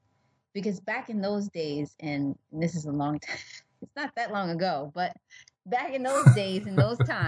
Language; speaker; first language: English; early bilingual, other home language; Oromo